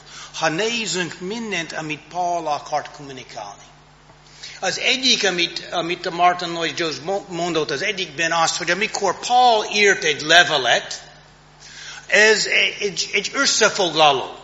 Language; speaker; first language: Hungarian; non-native, fluent; English